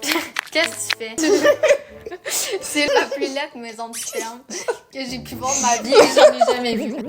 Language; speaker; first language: French; native; French